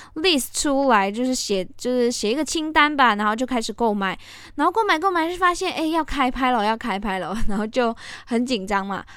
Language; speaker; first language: Chinese; native; Chinese